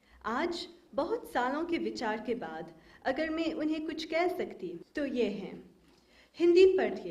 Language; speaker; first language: Hindi; non-native, local second language; Morisyen